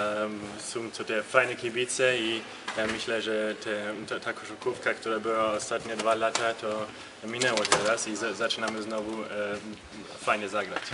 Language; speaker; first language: Polish; early bilingual, heritage; German